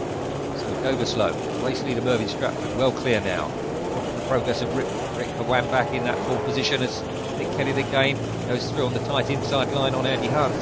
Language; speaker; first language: English; native; English